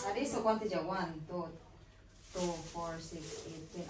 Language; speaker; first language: Italian; non-native, learner; Filipino